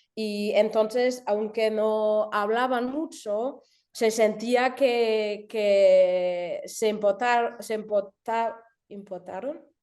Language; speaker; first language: Spanish; early bilingual, heritage; German